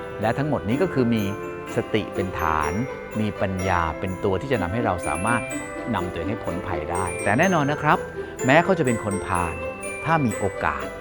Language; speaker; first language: Thai; native; Thai